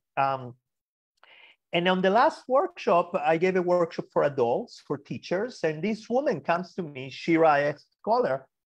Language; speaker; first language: English; early bilingual, other home language; Spanish